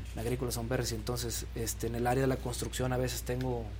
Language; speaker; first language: Spanish; native; Spanish